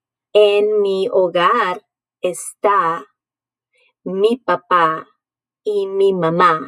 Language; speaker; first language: Spanish; non-native, fluent; English